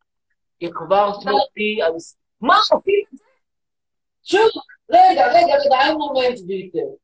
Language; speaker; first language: German; non-native, learner; Hebrew